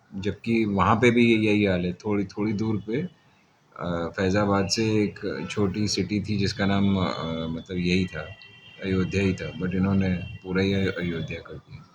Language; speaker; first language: Hindi; native; Hindi